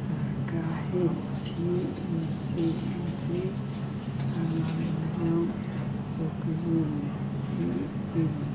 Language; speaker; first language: French; non-native, learner; Chinese